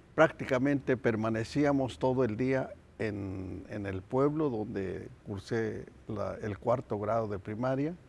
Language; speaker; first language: Spanish; non-native, local second language; Nahuatl languages